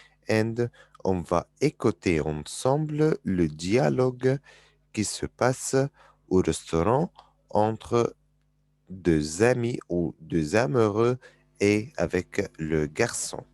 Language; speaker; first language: French; non-native, fluent; Arabic